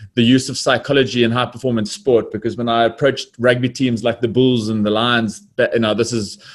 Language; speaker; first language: English; native; English